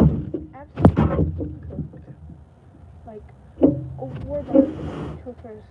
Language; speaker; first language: English; native; English